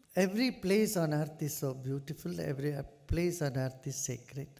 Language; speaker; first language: English; non-native, local second language; Kannada